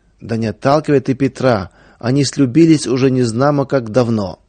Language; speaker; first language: Russian; native; Russian